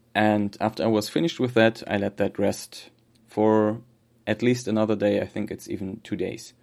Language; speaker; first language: English; non-native, fluent; German